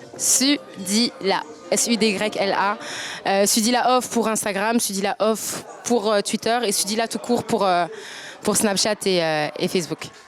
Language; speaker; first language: French; native; French